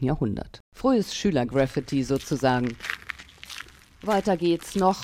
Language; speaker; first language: German; native; German